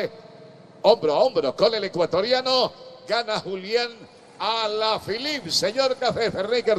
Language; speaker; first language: Spanish; native; Spanish